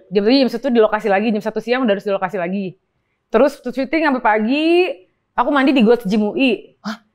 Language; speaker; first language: Indonesian; native; Indonesian